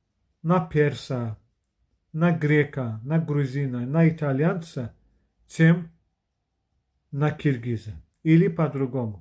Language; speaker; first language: Russian; non-native, fluent; Azerbaijani